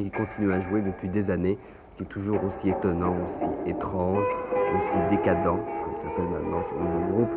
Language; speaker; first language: French; native; French